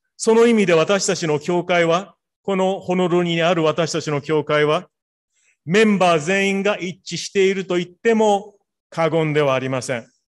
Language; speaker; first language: Japanese; native; Japanese